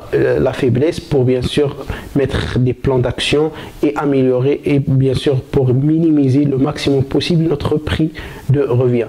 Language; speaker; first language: French; non-native, local second language; Arabic